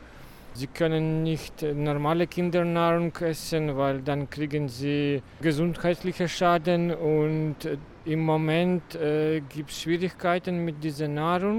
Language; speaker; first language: German; non-native, fluent; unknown